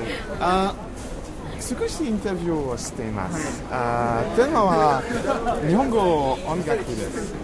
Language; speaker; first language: Japanese; non-native, learner; English